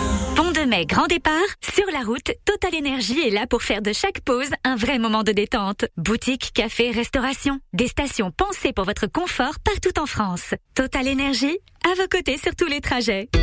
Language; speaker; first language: French; native; French